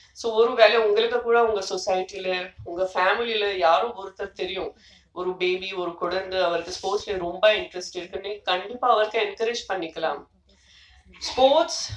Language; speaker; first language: Tamil; non-native, fluent; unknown